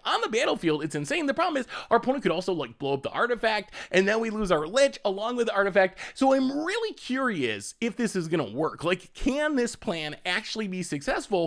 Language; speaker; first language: English; native; English